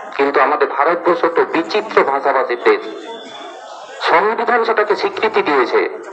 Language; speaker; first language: Bangla; non-native, local second language; Santali